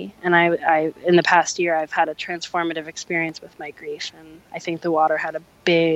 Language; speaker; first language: English; native; English